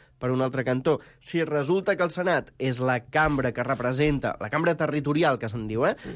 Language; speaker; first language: Catalan; native; Catalan